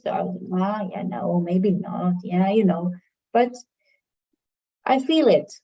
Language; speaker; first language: English; non-native, fluent; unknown